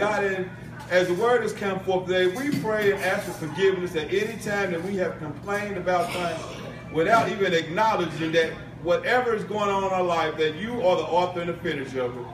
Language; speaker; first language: English; native; English